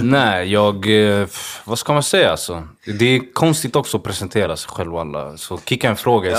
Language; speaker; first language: Swedish; early bilingual, other home language; Swahili